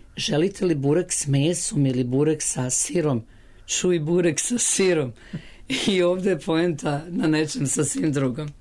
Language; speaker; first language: Serbian; native; Serbian